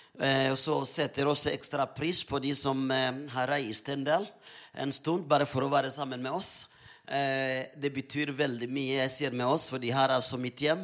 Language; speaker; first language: Norwegian; non-native, fluent; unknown